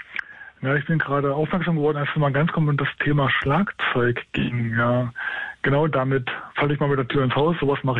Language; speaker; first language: German; native; German